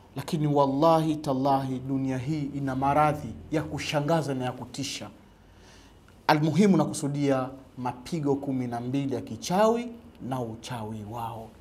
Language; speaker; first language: Swahili; native; Swahili